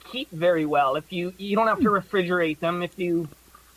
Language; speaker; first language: English; native; English